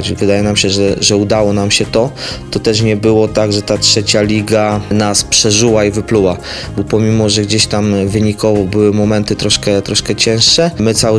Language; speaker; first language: Polish; native; Polish